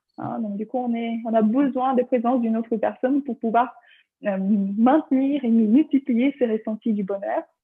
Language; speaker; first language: French; non-native, fluent; Ukrainian